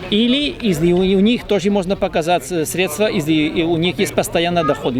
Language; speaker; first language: Russian; non-native, fluent; Spanish